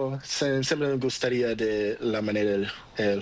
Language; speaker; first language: Spanish; non-native, learner; Portuguese